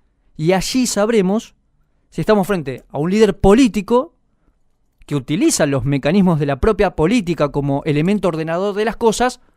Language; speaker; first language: Spanish; native; Spanish